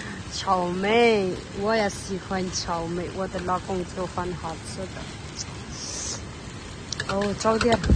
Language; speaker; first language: Chinese; non-native, learner; Nepali